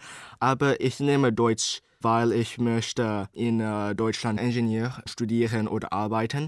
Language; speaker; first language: German; non-native, learner; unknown